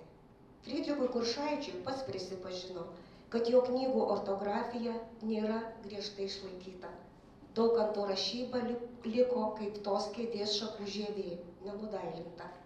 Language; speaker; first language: Lithuanian; native; Lithuanian